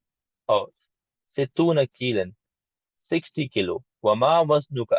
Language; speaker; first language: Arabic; non-native, learner; English